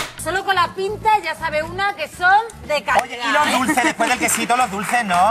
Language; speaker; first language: Spanish; native; Spanish